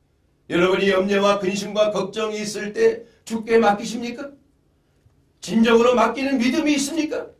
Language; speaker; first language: Korean; native; Korean